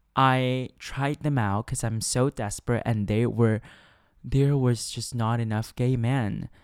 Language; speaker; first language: English; non-native, fluent; Chinese